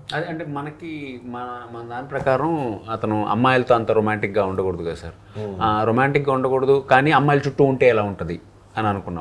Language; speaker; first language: Telugu; native; Telugu